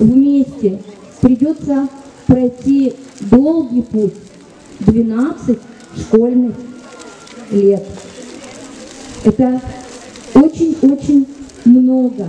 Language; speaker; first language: Russian; non-native, local second language; Gagauz